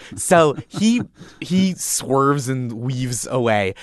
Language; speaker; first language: English; native; English